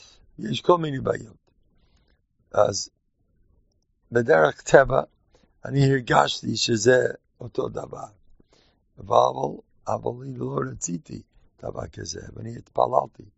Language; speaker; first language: Hebrew; non-native, fluent; English